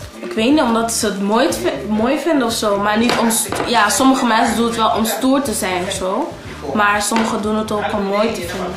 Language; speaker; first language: Dutch; early bilingual, other home language; Papiamento